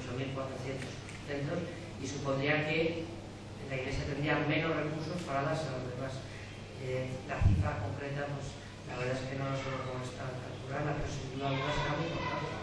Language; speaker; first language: Spanish; native; Spanish